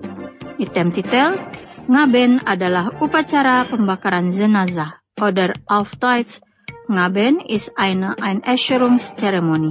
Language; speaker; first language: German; non-native, fluent; Indonesian